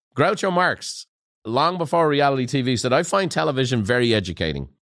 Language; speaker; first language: English; native; English